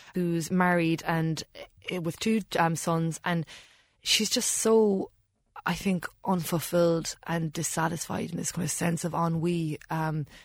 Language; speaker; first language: English; native; English